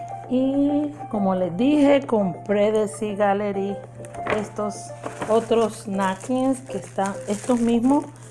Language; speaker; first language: Spanish; native; Spanish